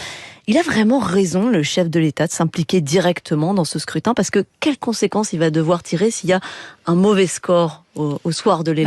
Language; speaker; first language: French; native; French